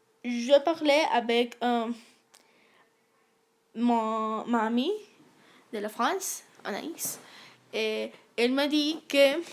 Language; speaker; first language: French; non-native, learner; Spanish